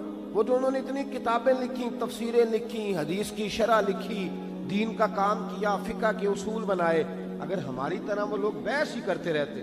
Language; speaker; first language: Urdu; native; Urdu